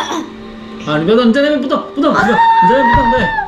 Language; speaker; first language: Chinese; native; Chinese